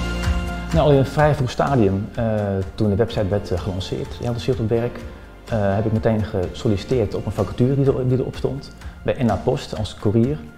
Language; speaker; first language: Dutch; native; Dutch